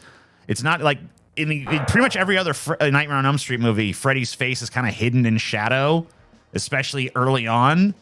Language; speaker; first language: English; native; English